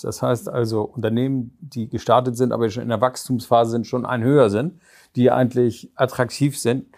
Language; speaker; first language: German; native; German